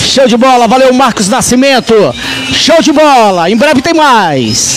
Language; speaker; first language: Portuguese; native; Portuguese